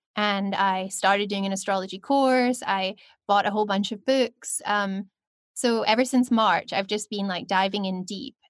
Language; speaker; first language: English; native; English